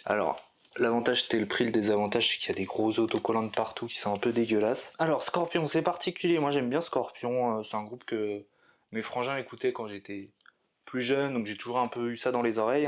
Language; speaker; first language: French; native; French